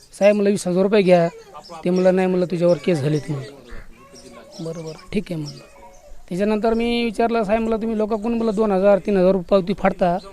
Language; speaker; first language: Marathi; non-native, local second language; Lambadi